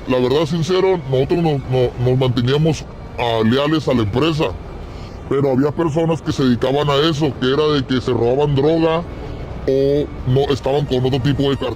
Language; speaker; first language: Spanish; native; Spanish